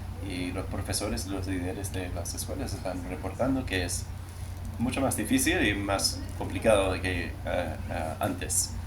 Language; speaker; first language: Spanish; non-native, learner; English